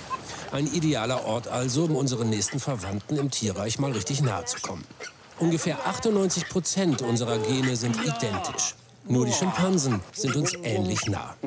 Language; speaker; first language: German; native; German